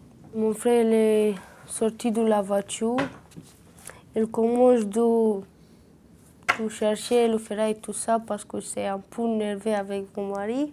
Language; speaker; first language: French; non-native, learner; Romanian